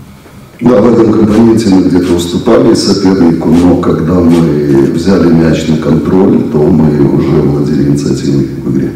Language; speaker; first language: Polish; non-native, learner; Russian